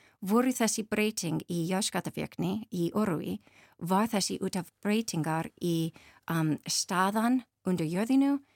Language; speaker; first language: Icelandic; non-native, learner; English